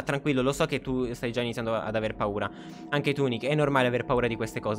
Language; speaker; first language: Italian; native; Italian